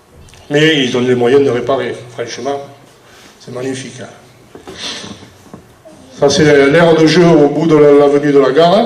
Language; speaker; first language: French; native; French